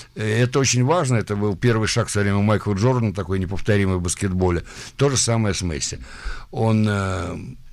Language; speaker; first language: Russian; early bilingual, heritage; Russian